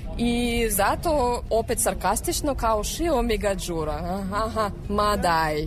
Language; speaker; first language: Serbian; non-native, fluent; Russian